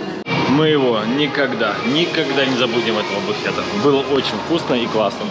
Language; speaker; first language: Russian; native; Russian